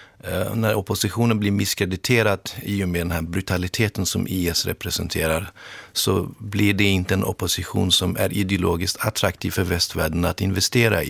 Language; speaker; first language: Swedish; native; Swedish